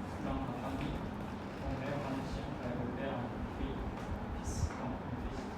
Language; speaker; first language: French; non-native, learner; Khmer